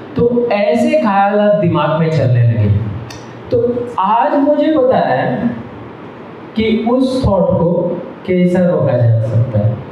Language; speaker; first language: Hindi; non-native, local second language; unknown